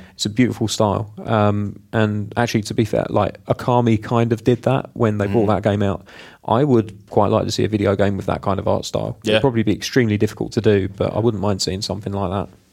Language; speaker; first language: English; native; English